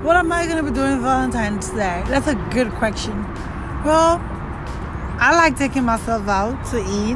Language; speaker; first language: English; non-native, local second language; Wolof